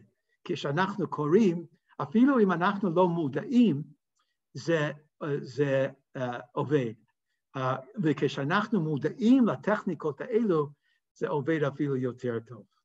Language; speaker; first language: Hebrew; non-native, fluent; English